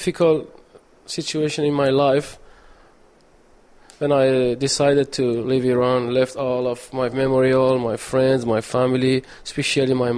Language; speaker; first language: English; non-native, learner; Persian